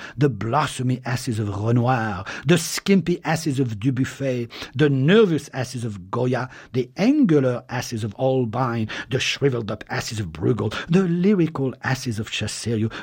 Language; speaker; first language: English; non-native, fluent; French